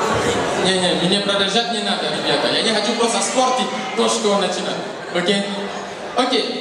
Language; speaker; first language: Russian; non-native, learner; French